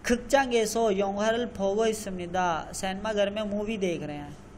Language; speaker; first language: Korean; non-native, learner; Urdu